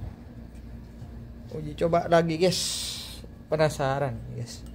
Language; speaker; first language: Indonesian; native; Indonesian